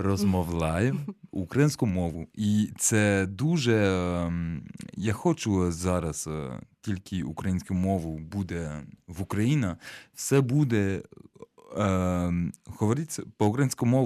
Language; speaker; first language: Ukrainian; non-native, learner; French